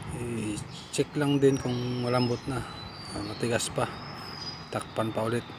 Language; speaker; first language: Filipino; non-native, local second language; Iloko